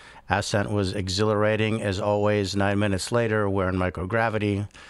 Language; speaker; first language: English; early bilingual, other home language; Spanish